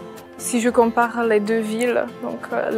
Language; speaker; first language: French; non-native, fluent; Czech